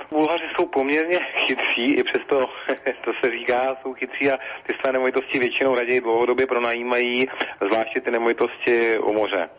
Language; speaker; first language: Czech; native; Czech